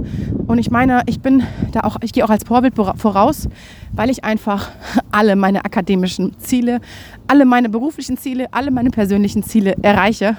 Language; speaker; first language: German; native; German